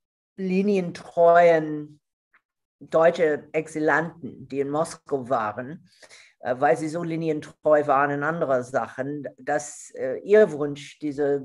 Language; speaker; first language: German; non-native, fluent; English